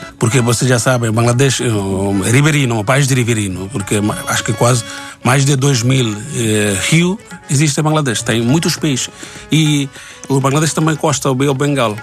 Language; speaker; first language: Portuguese; non-native, learner; Bangla